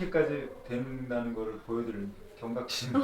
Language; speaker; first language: Korean; native; Korean